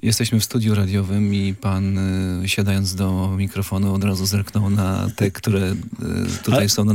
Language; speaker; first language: Polish; native; Polish